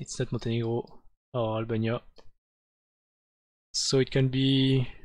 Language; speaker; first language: English; non-native, fluent; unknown